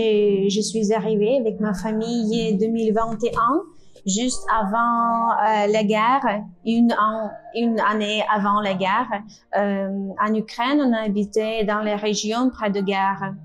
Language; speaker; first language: French; non-native, learner; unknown